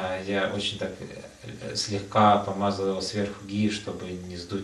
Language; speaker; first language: Russian; native; Russian